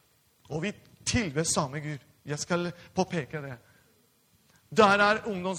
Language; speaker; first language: Norwegian; non-native, fluent; Spanish